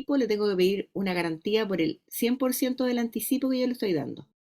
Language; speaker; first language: Spanish; native; Spanish